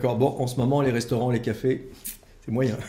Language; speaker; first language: French; native; French